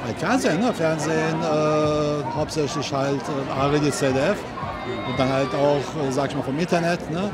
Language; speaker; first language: German; early bilingual, other home language; Turkish